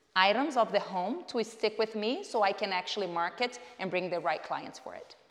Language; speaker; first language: English; non-native, fluent; Portuguese